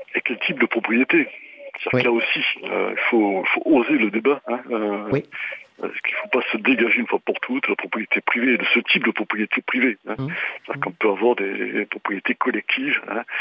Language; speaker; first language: French; native; French